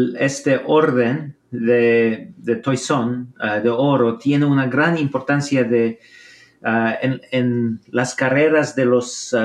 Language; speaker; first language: Spanish; non-native, fluent; English